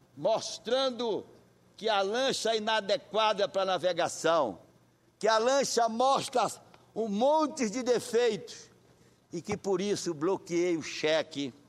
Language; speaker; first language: Portuguese; native; Portuguese